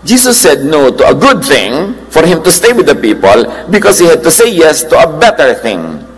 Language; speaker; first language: English; non-native, local second language; Filipino